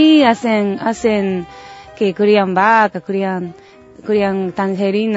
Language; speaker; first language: Spanish; non-native, learner; Japanese